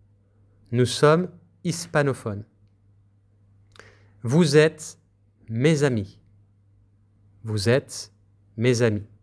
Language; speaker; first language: French; non-native, fluent; Spanish